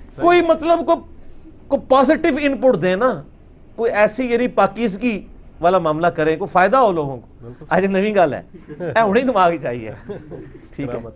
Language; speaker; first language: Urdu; non-native, local second language; Punjabi